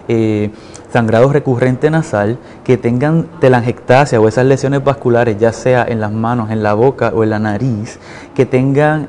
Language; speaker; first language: Spanish; native; Spanish